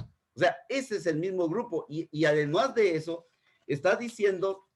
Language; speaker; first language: Spanish; native; Spanish